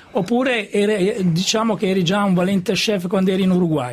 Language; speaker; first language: Italian; native; Italian